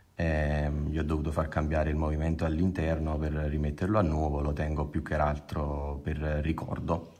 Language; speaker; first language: Italian; native; Italian